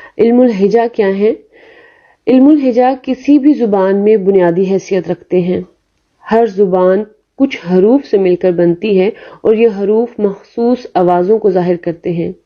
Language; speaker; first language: Urdu; native; Urdu